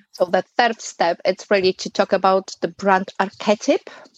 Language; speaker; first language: English; non-native, fluent; Polish